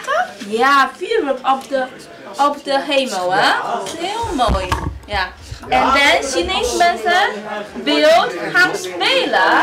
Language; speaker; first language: Dutch; non-native, learner; Chinese